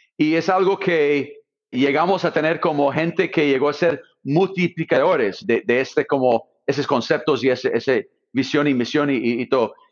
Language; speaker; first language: Spanish; non-native, fluent; English